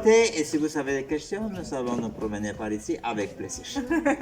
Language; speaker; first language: French; non-native, learner; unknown